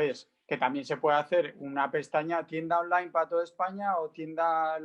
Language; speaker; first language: Spanish; native; Spanish